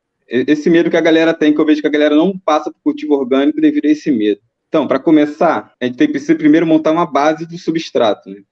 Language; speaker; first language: Portuguese; native; Portuguese